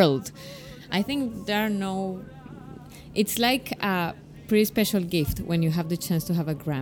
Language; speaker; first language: English; non-native, fluent; Spanish